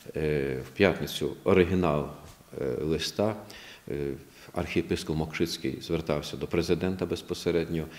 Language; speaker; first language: Ukrainian; native; Ukrainian